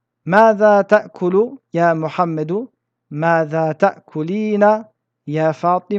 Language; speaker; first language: Arabic; non-native, fluent; French